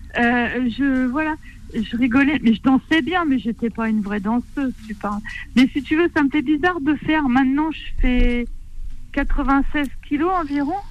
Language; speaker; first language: French; native; French